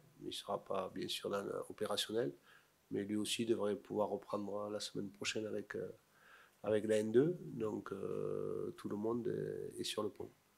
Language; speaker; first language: French; native; French